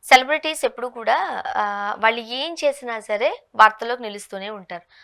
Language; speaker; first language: Telugu; native; Telugu